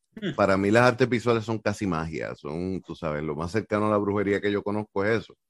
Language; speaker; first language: Spanish; native; Spanish